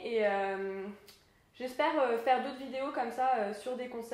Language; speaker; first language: French; native; French